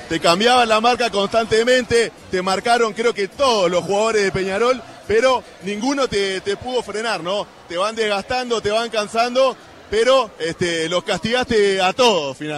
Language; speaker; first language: Spanish; native; Spanish